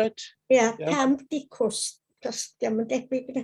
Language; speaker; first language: Welsh; native; Welsh